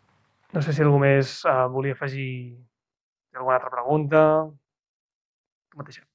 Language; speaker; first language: Catalan; native; Catalan